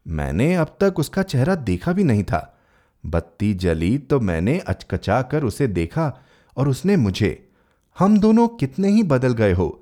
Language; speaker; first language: Hindi; native; Hindi